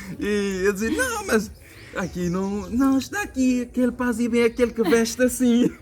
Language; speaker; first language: Portuguese; non-native, local second language; Kabuverdianu